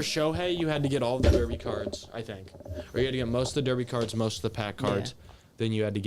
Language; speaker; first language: English; native; English